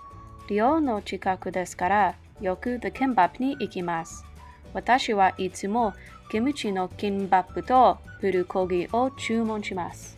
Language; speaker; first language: Japanese; non-native, learner; English